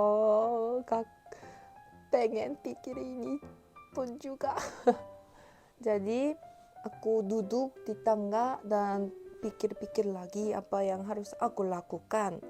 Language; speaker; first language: Indonesian; non-native, learner; Korean